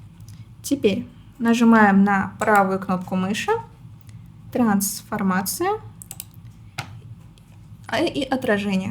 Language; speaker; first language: Russian; native; Russian